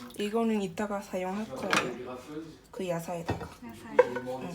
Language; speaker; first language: Korean; non-native, learner; French